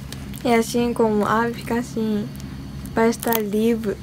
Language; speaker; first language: Portuguese; early bilingual, heritage; Portuguese